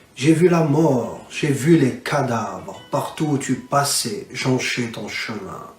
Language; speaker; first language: French; non-native, local second language; Arabic